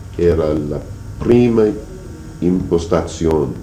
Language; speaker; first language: Italian; non-native, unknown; English